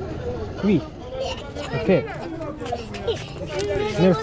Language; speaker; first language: French; non-native, learner; Japanese